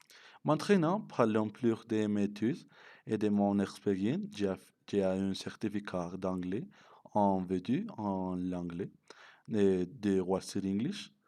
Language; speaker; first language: French; non-native, learner; Spanish